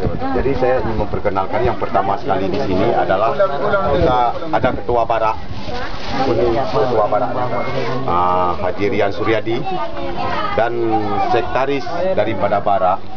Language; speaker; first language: Indonesian; non-native, local second language; Achinese